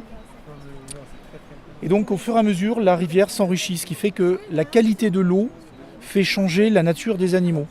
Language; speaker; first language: French; native; French